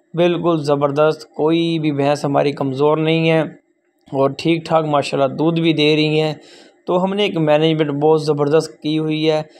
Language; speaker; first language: Urdu; non-native, local second language; Punjabi